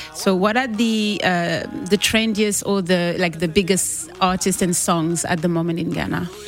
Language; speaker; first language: English; non-native, fluent; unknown